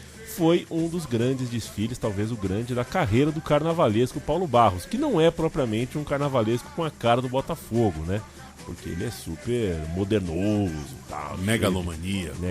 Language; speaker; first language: Portuguese; native; Portuguese